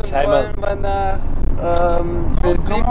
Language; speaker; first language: Spanish; non-native, learner; German